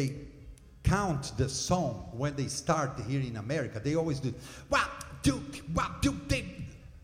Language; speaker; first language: English; non-native, learner; Portuguese